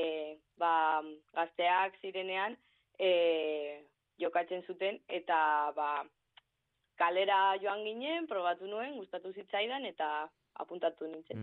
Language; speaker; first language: Basque; non-native, local second language; Spanish